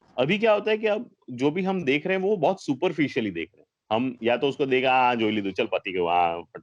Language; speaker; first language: Hindi; non-native, local second language; Gujarati